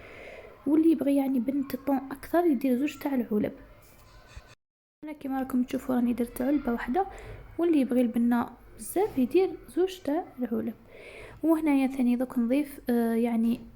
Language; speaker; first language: Arabic; native; Arabic